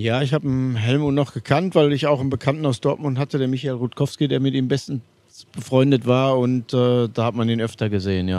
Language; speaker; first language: German; native; German